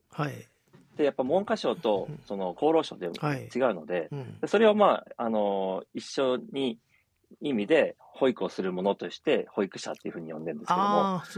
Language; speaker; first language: Japanese; native; Japanese